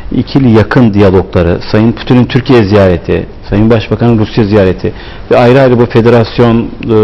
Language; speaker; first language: Turkish; native; Turkish